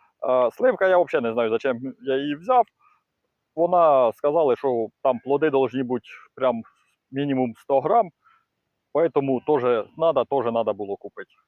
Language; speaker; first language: Ukrainian; native; Ukrainian